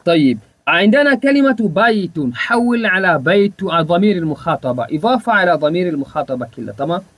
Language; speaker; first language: Arabic; non-native, fluent; Swahili